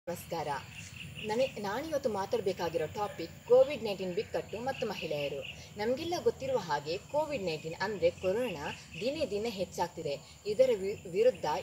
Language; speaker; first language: Kannada; native; Kannada